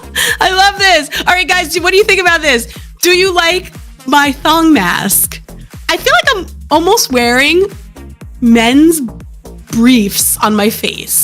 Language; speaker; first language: English; native; English